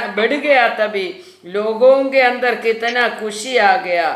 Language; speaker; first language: Hindi; non-native, local second language; Malayalam